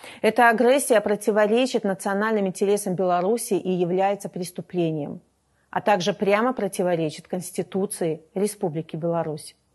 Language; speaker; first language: Russian; native; Russian